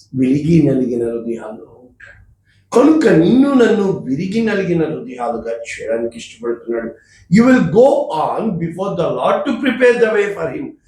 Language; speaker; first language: Telugu; native; Telugu